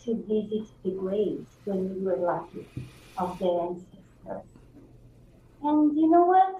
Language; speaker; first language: English; non-native, fluent; Italian